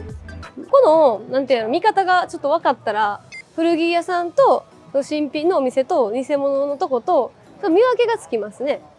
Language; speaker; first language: Japanese; native; Japanese